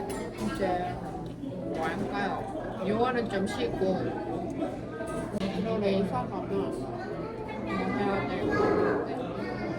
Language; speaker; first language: Korean; non-native, fluent; Japanese